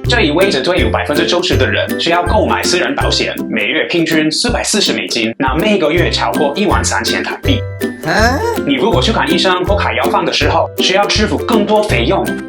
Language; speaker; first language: Chinese; non-native, fluent; English